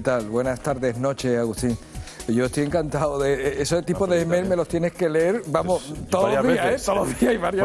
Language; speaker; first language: Spanish; native; Spanish